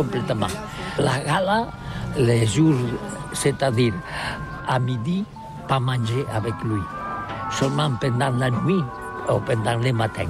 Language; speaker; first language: French; non-native, local second language; Catalan